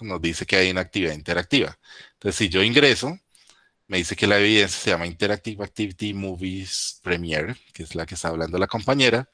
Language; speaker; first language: Spanish; native; Spanish